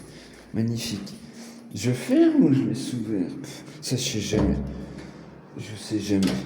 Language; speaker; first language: French; native; French